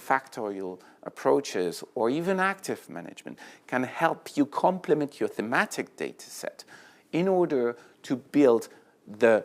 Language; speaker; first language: English; non-native, fluent; French